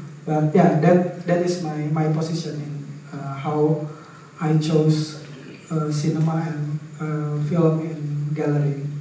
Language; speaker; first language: English; non-native, fluent; Indonesian